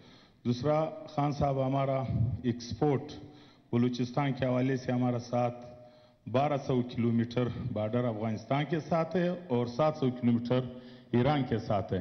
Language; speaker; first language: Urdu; non-native, local second language; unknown